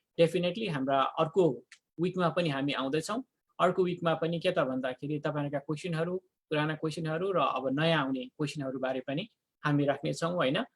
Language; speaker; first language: Nepali; native; Nepali